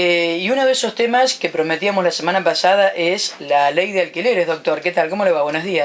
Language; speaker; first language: Spanish; native; Spanish